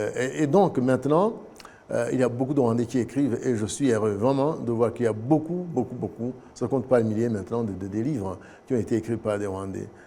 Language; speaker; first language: French; non-native, local second language; Kinyarwanda